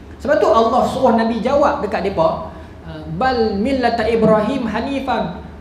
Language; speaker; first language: Malay; native; Malay